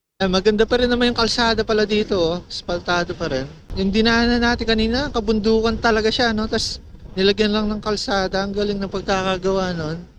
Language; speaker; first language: Filipino; non-native, local second language; Pampanga